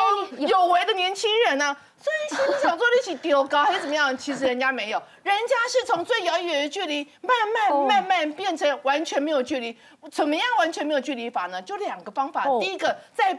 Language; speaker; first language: Chinese; native; Chinese